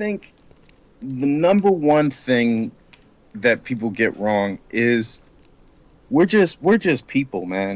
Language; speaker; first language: English; native; English